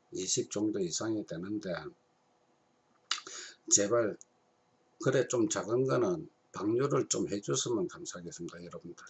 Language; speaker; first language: Korean; native; Korean